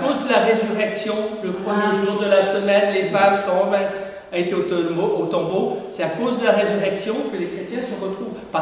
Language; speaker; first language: French; native; French